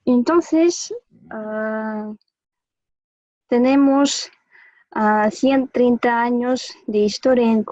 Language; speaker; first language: Spanish; non-native, fluent; Russian